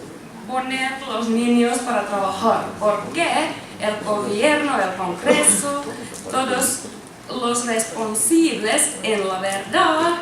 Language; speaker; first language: Spanish; non-native, learner; Finnish